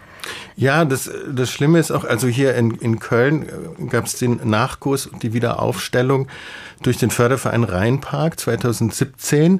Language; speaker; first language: German; native; German